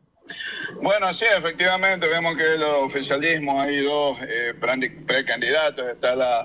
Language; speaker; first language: Spanish; native; Spanish